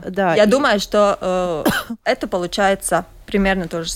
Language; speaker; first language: Russian; non-native, local second language; Latvian